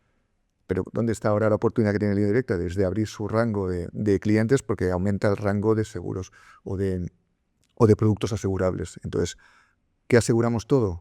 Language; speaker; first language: Spanish; native; Spanish